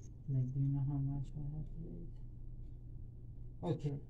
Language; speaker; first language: English; non-native, learner; Persian